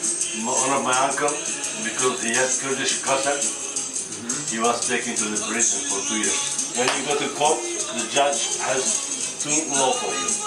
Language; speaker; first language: English; non-native, fluent; Kurdish